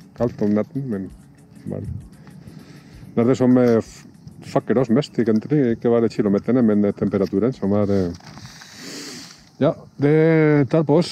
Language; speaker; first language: Norwegian; non-native, fluent; Spanish